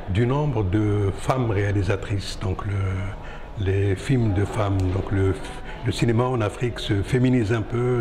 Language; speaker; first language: French; non-native, local second language; Arabic